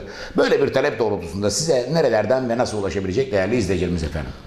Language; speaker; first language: Turkish; native; Turkish